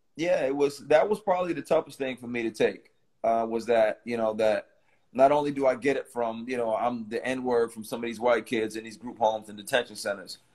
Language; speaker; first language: English; native; English